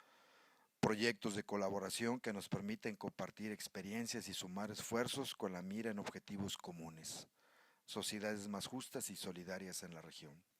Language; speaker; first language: Spanish; native; Spanish